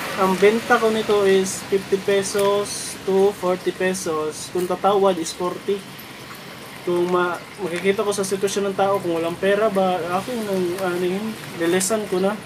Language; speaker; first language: Filipino; non-native, local second language; Cebuano